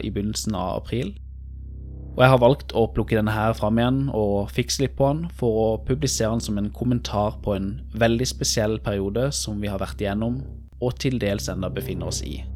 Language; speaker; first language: Norwegian; native; Norwegian